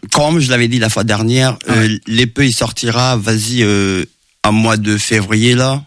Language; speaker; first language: French; early bilingual, other home language; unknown